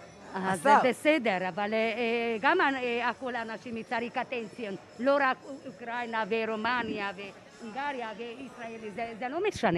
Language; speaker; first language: Hebrew; non-native, learner; Hungarian